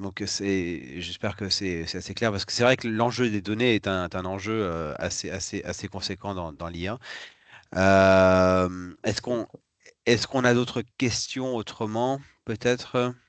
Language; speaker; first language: French; native; French